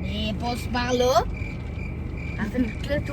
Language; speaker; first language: French; native; French